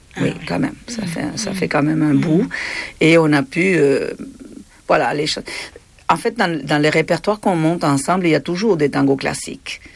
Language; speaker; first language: French; non-native, fluent; Spanish